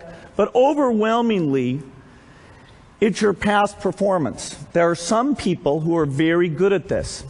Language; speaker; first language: English; native; English